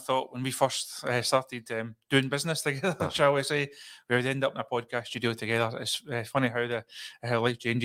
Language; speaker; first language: English; native; English